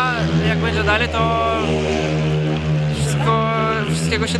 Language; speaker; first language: Polish; non-native, fluent; Russian